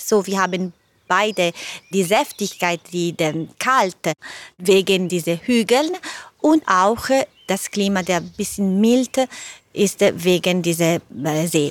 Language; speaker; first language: German; non-native, learner; Italian